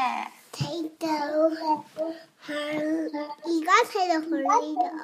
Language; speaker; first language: Chinese; early bilingual, heritage; Cantonese